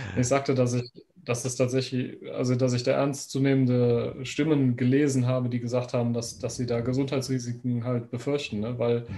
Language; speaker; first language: German; native; German